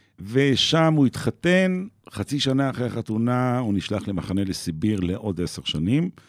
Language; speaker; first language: Hebrew; native; Hebrew